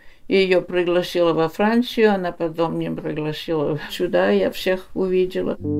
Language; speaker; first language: Russian; early bilingual, heritage; Russian